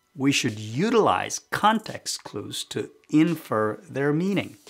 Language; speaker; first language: English; non-native, fluent; Chinese